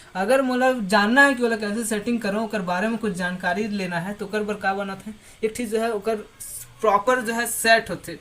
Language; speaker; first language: Hindi; native; Hindi